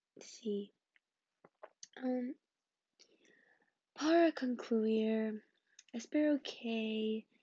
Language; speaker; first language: Spanish; non-native, learner; English